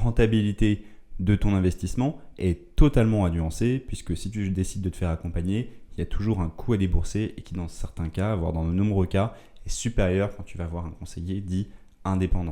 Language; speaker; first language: French; native; French